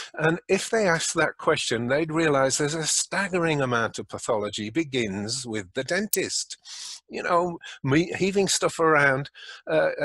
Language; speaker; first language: English; native; English